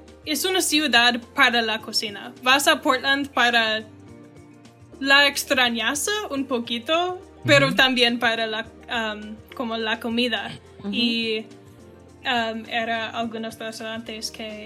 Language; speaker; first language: Spanish; non-native, learner; English